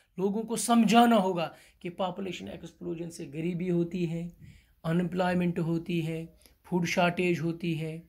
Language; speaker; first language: Hindi; non-native, local second language; Kashmiri